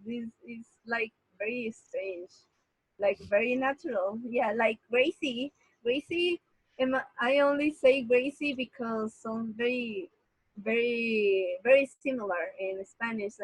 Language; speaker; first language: English; non-native, learner; Spanish